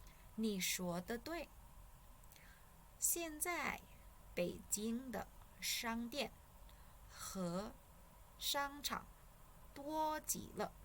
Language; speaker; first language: Chinese; non-native, fluent; Indonesian